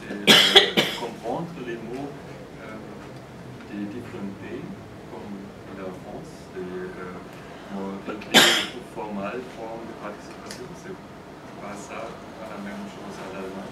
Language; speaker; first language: French; non-native, fluent; German